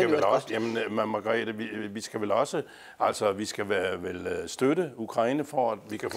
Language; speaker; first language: Danish; native; Danish